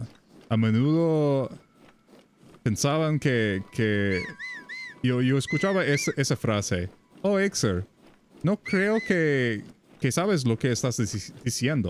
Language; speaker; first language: Spanish; non-native, fluent; English